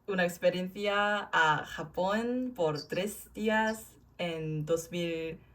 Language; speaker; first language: Spanish; non-native, learner; Korean